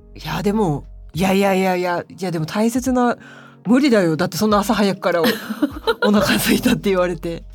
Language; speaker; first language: Japanese; native; Japanese